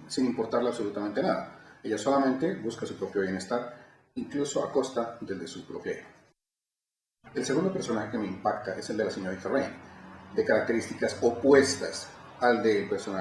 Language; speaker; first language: Spanish; native; Spanish